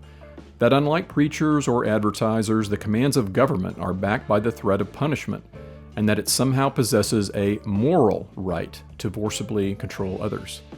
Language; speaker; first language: English; native; English